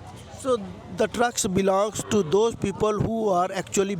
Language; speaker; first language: English; non-native, fluent; Urdu